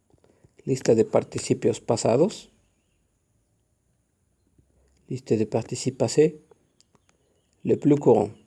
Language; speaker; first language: French; non-native, fluent; Spanish